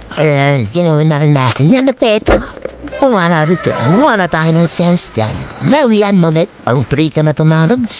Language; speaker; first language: Filipino; non-native, local second language; Waray